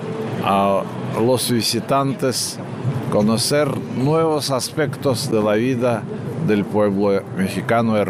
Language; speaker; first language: Spanish; non-native, fluent; Russian